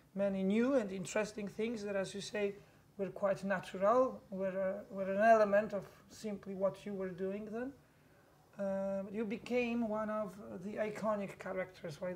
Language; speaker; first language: English; non-native, fluent; Polish